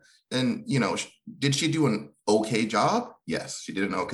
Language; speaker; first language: English; early bilingual, other home language; Swahili